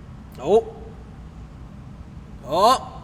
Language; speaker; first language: English; native; English